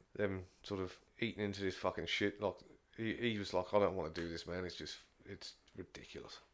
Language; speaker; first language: English; native; English